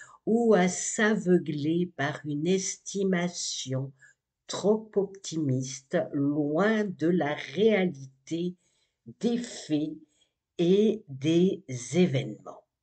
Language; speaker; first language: French; native; French